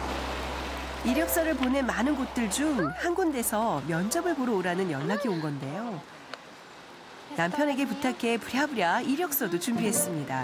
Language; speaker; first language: Korean; native; Korean